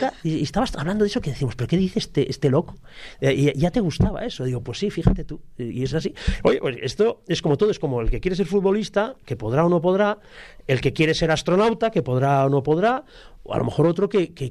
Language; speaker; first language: Spanish; native; Spanish